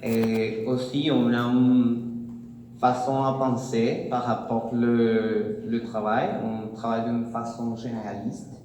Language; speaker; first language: French; non-native, learner; Spanish